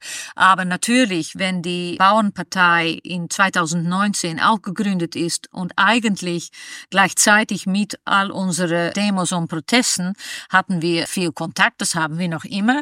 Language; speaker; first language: German; non-native, fluent; Dutch